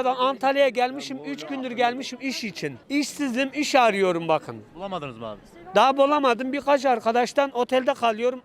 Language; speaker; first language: Turkish; native; Turkish